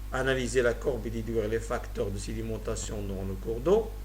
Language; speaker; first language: French; non-native, local second language; Arabic